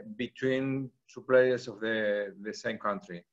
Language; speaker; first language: English; non-native, learner; Spanish